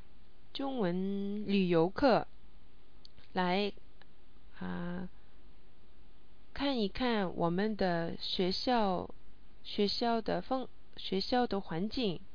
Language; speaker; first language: Chinese; non-native, learner; English